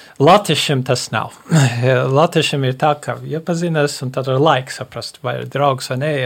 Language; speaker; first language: Latvian; early bilingual, heritage; Latvian